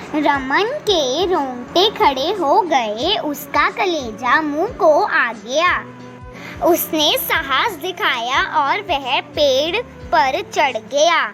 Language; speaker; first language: Hindi; native; Hindi